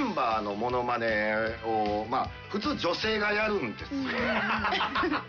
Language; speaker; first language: Japanese; native; Japanese